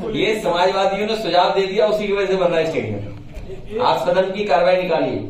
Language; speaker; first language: Hindi; native; Hindi